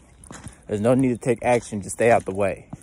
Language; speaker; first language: English; native; English